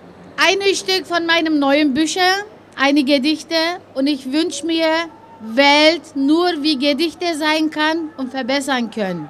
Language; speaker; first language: German; early bilingual, other home language; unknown